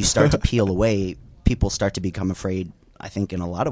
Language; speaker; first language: English; non-native, local second language; Filipino